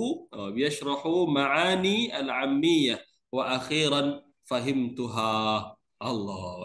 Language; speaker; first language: Arabic; non-native, learner; Indonesian